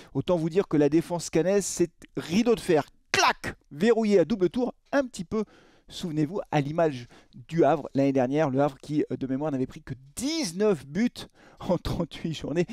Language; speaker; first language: French; native; French